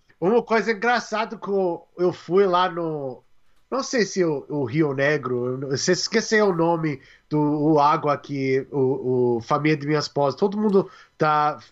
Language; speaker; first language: Portuguese; non-native, learner; English